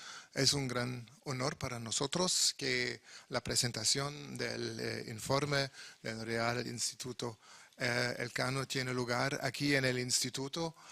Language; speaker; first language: Spanish; non-native, fluent; German